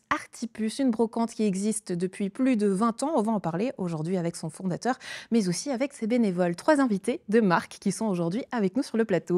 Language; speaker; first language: French; native; French